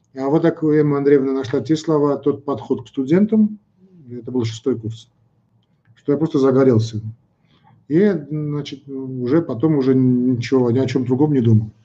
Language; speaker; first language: Russian; non-native, local second language; Armenian